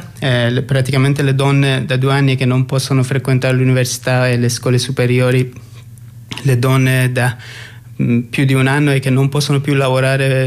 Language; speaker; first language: Italian; non-native, fluent; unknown